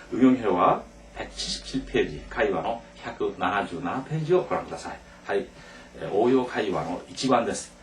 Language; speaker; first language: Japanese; non-native, fluent; Korean